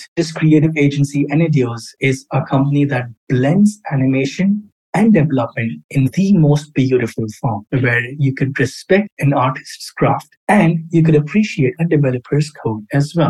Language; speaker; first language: English; non-native, local second language; Urdu